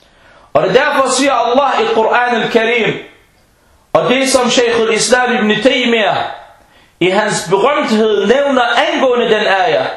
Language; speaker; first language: Danish; non-native, fluent; Arabic